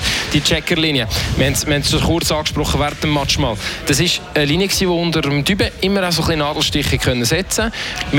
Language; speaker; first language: German; native; German